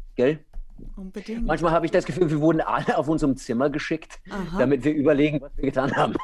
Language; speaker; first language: German; non-native, fluent; English